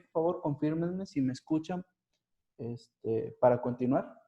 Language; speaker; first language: Spanish; native; Spanish